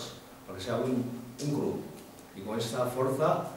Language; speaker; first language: Spanish; non-native, fluent; Chinese